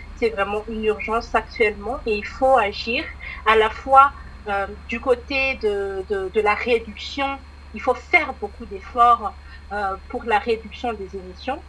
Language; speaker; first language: French; non-native, local second language; Malagasy